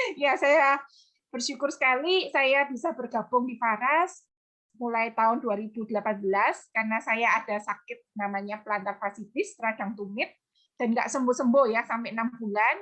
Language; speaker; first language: Indonesian; native; Indonesian